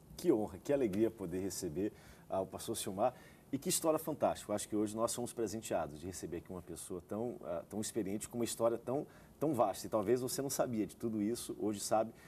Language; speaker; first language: Portuguese; native; Portuguese